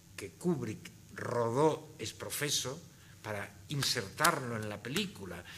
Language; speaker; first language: Spanish; native; Spanish